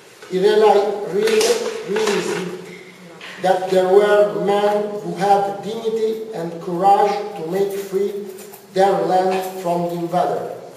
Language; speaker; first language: English; non-native, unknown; Italian